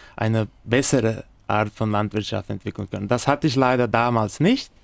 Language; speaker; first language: German; non-native, fluent; Portuguese